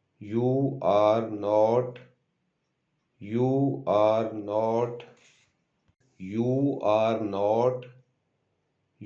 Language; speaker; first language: English; non-native, local second language; Urdu